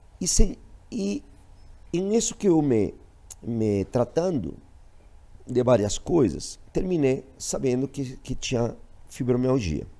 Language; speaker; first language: Portuguese; non-native, fluent; Spanish